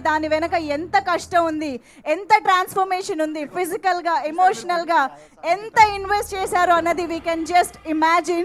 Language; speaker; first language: Telugu; native; Telugu